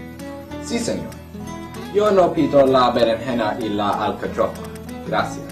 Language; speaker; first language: Spanish; non-native, learner; English